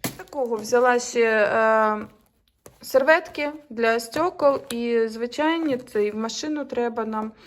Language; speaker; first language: Ukrainian; native; Ukrainian